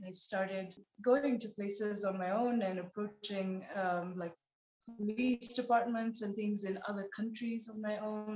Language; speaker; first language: English; non-native, local second language; Nepali